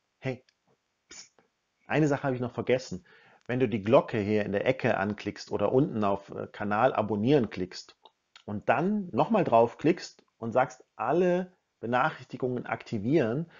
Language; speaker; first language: German; native; German